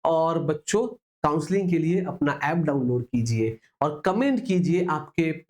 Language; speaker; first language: Hindi; non-native, local second language; Marathi